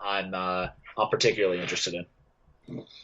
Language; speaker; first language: English; native; English